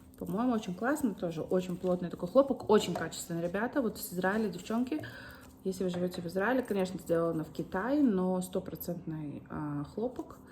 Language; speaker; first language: Russian; early bilingual, heritage; Russian